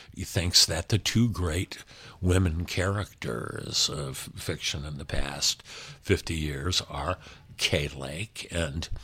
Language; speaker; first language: English; native; English